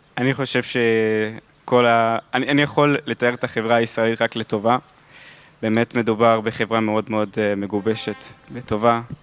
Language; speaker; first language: Hebrew; early bilingual, other home language; Hungarian